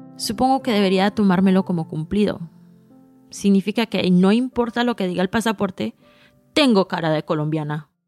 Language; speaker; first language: Spanish; early bilingual, heritage; Spanish